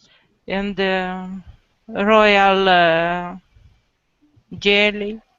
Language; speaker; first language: English; non-native, learner; Romanian